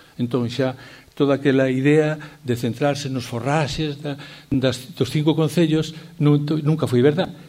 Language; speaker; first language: Galician; native; Galician